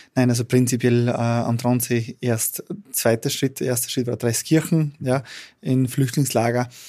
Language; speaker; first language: German; non-native, fluent; Albanian